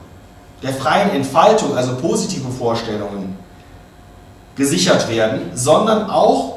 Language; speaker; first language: German; native; German